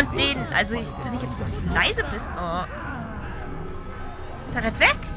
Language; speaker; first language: German; native; German